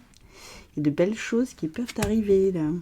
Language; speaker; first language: French; native; French